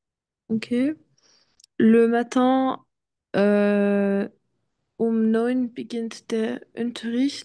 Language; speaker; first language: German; non-native, learner; French